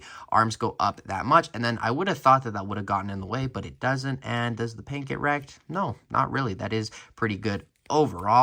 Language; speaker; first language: English; native; English